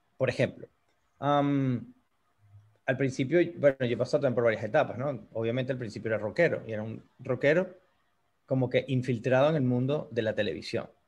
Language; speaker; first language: Spanish; native; Spanish